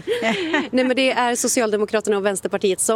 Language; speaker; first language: Swedish; native; Swedish